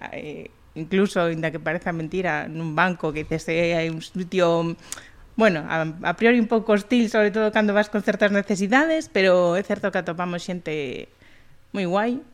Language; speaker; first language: Galician; non-native, local second language; Spanish